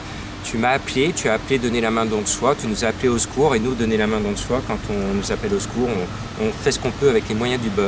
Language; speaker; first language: French; native; French